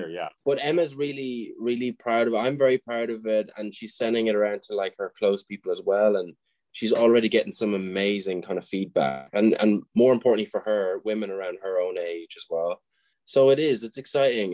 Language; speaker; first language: English; native; English